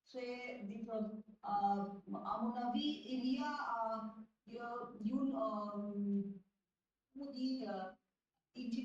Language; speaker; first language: French; non-native, learner; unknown